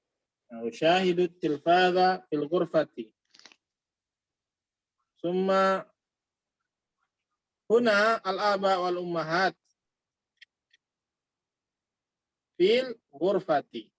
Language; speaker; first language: Arabic; non-native, fluent; Indonesian